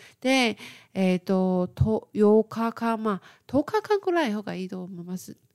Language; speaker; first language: Japanese; non-native, fluent; Chinese